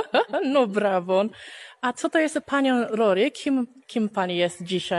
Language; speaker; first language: Polish; non-native, learner; Japanese